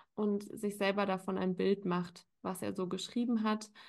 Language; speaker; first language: German; native; German